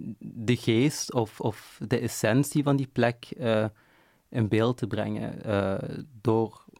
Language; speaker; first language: Dutch; non-native, local second language; Arabic